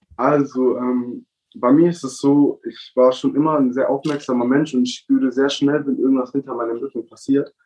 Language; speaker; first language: German; early bilingual, other home language; Italian